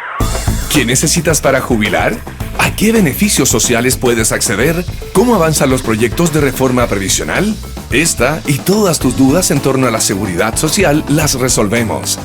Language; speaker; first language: Spanish; native; Spanish